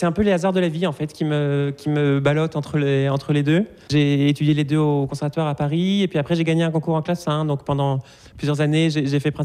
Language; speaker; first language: French; native; French